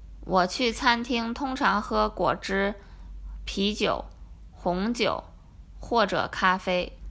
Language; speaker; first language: Chinese; non-native, learner; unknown